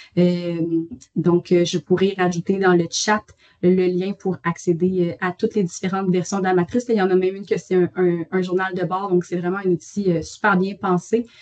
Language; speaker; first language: French; native; French